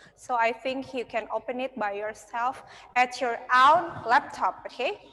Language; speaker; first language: English; non-native, fluent; Indonesian